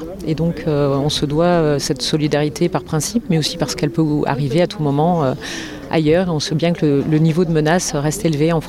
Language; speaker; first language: French; native; French